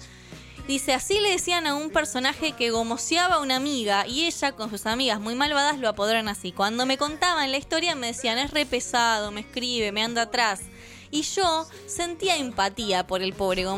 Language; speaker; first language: Spanish; native; Spanish